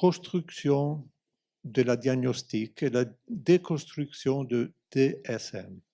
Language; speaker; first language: French; non-native, fluent; Italian